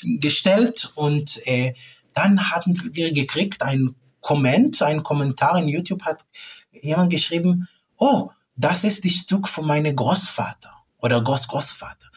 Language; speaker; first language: German; non-native, fluent; Hebrew